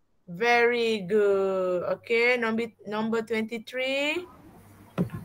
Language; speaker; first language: English; non-native, fluent; Malay